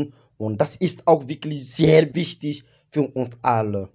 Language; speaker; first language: German; non-native, learner; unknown